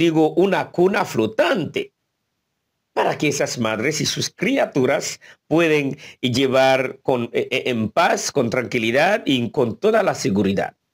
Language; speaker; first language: Spanish; non-native, fluent; Haitian Creole